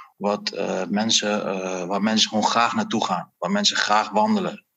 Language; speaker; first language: Dutch; native; Dutch